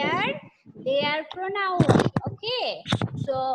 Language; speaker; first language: English; non-native, learner; Bangla